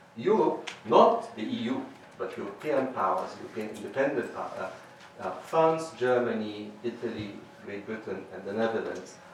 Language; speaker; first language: English; non-native, fluent; Arabic